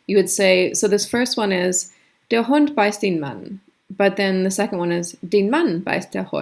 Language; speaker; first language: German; non-native, fluent; English